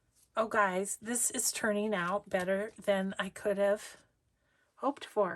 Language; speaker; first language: English; native; English